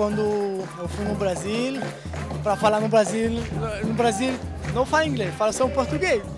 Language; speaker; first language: Portuguese; non-native, learner; Hebrew